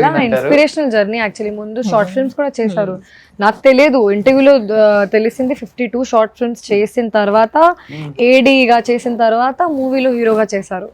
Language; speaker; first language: Telugu; non-native, fluent; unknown